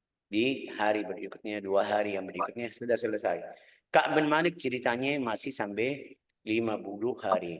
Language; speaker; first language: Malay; non-native, fluent; Arabic